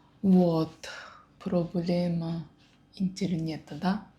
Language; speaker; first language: Russian; non-native, learner; Japanese